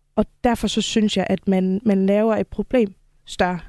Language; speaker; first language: Danish; non-native, local second language; Faroese